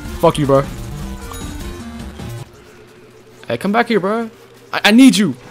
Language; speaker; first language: English; native; English